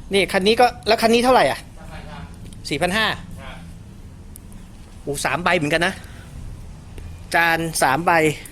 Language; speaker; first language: Thai; native; Thai